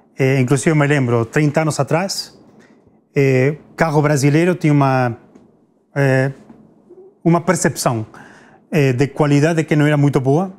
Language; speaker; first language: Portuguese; non-native, fluent; Spanish